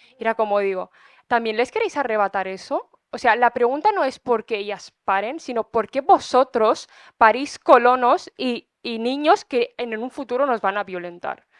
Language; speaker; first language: Spanish; early bilingual, other home language; Arabic